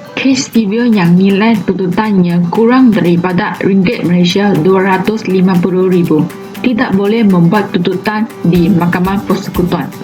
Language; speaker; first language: Malay; non-native, local second language; Chinese